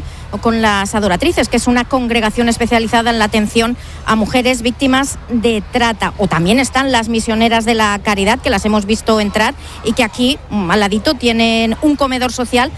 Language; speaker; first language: Spanish; native; Spanish